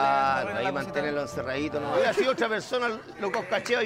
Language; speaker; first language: Spanish; native; Spanish